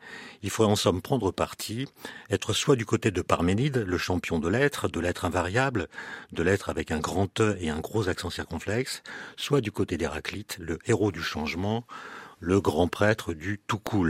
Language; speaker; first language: French; native; French